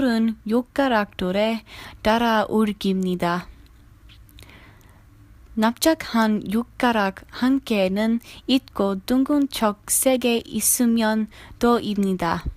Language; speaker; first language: Korean; non-native, learner; English